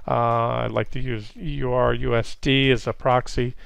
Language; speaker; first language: English; native; English